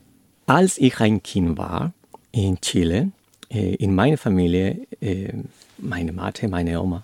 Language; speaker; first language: German; non-native, learner; Spanish